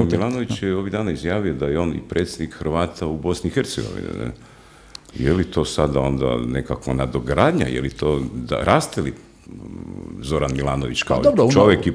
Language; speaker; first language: Croatian; native; Croatian